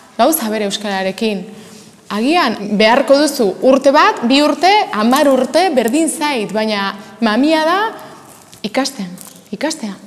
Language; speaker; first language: Basque; non-native, learner; Spanish